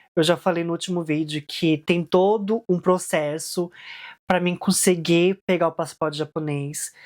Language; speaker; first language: Portuguese; early bilingual, heritage; Portuguese